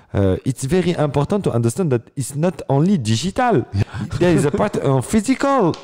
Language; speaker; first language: English; non-native, learner; French